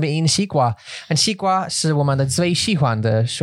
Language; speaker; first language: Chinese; non-native, learner; English